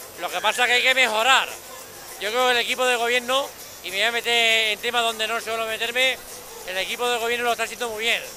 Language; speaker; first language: Spanish; native; Spanish